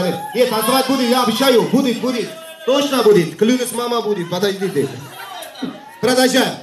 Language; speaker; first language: Russian; non-native, learner; Turkish